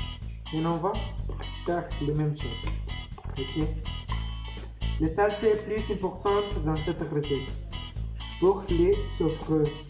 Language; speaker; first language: French; non-native, learner; Spanish